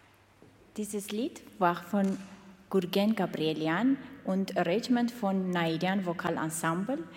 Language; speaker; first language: German; non-native, fluent; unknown